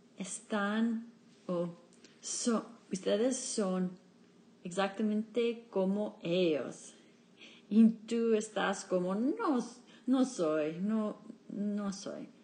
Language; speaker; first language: Spanish; non-native, learner; English